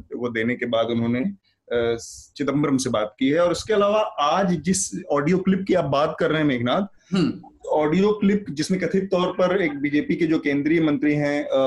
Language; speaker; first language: Hindi; native; Hindi